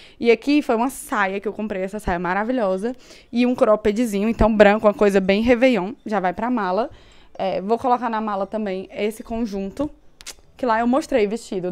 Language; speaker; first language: Portuguese; native; Portuguese